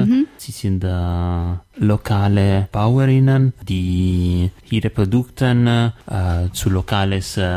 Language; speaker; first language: German; non-native, learner; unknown